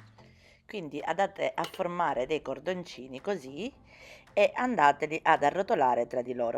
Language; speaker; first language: Italian; native; Italian